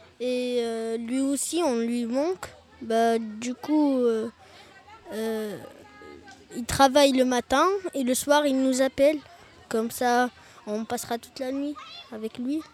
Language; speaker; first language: French; non-native, local second language; Arabic